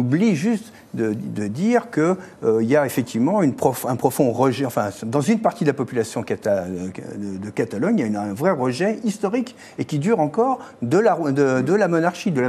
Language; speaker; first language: French; native; French